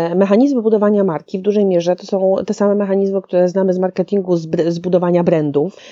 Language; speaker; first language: Polish; native; Polish